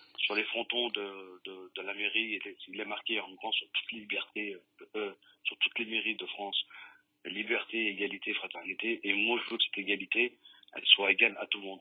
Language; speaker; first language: French; native; French